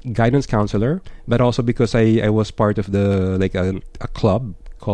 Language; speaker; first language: English; non-native, local second language; Filipino